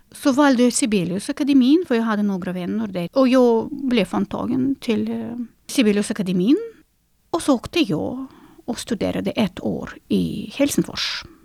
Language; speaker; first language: Swedish; non-native, fluent; Russian